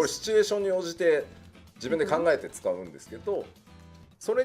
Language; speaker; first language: Japanese; native; Japanese